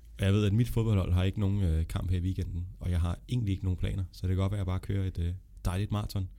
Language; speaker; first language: Danish; native; Danish